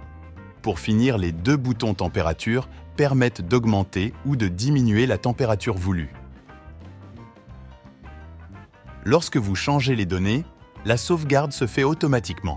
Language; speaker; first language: French; native; French